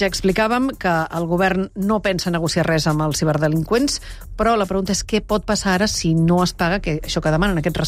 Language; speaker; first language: Catalan; native; Catalan